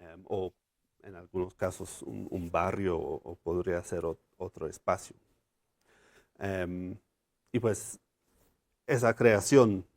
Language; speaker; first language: Spanish; non-native, fluent; English